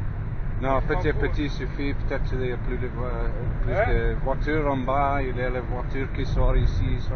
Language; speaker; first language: French; non-native, learner; English